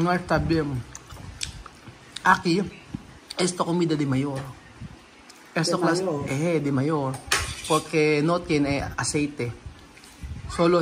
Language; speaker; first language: Spanish; non-native, learner; Filipino